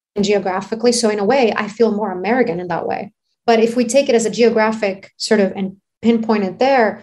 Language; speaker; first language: English; non-native, fluent; Greek